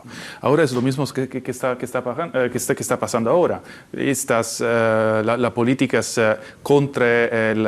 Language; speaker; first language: Spanish; non-native, fluent; Italian